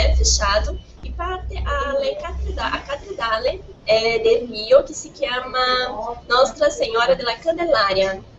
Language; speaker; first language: Italian; non-native, learner; Portuguese